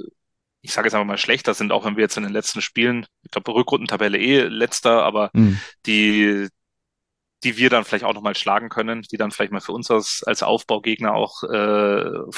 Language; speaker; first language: German; native; German